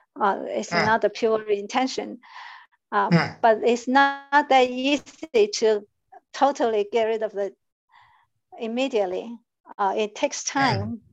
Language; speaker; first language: English; non-native, fluent; Chinese